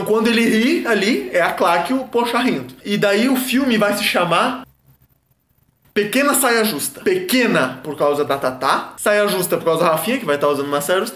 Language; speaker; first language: Portuguese; native; Portuguese